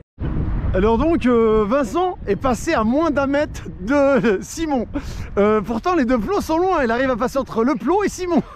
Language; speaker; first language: French; native; French